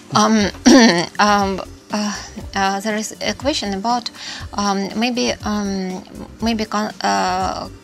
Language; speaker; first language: English; non-native, fluent; Russian